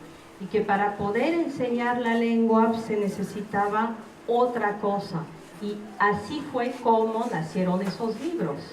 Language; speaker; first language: Spanish; non-native, fluent; French